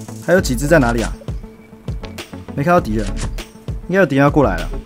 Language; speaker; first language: Chinese; native; Chinese